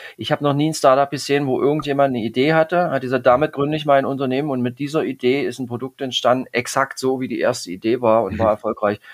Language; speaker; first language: German; native; German